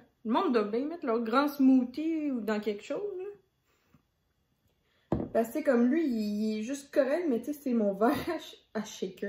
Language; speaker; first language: French; native; French